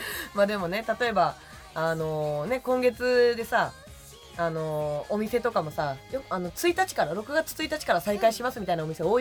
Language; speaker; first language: Japanese; native; Japanese